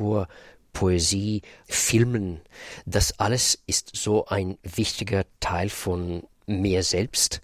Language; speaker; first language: German; non-native, fluent; Russian